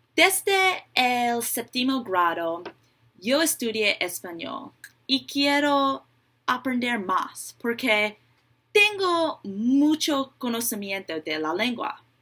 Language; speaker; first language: Spanish; non-native, learner; English